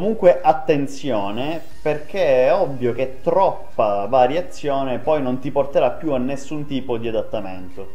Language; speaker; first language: Italian; native; Italian